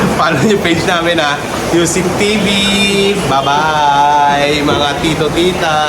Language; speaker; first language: Filipino; non-native, local second language; Hiligaynon